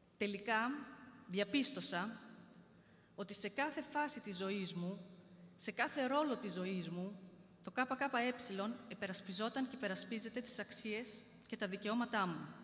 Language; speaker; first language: Greek; early bilingual, heritage; Greek